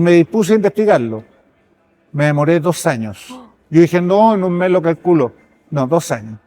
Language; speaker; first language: Spanish; native; Spanish